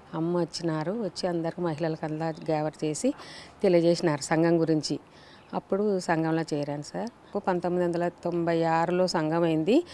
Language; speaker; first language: Telugu; native; Telugu